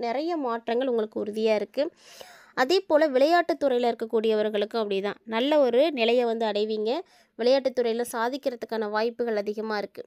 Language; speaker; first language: Tamil; native; Tamil